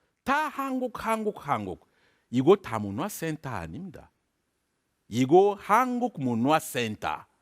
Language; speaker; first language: Korean; non-native, learner; French